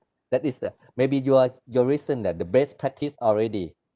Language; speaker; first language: English; non-native, learner; Thai